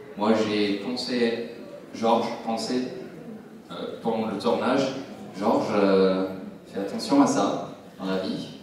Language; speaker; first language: French; non-native, learner; English